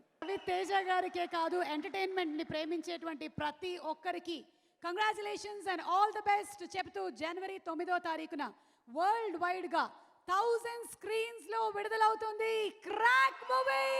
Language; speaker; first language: Telugu; native; Telugu